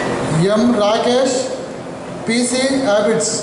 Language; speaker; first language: Telugu; native; Telugu